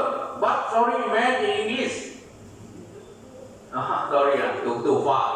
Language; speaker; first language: English; non-native, learner; Thai